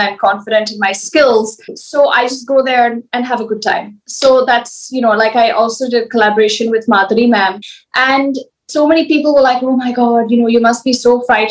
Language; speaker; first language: English; early bilingual, other home language; Hindi